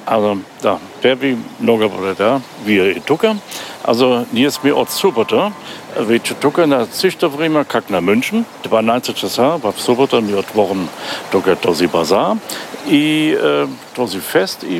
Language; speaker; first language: Bulgarian; non-native, learner; German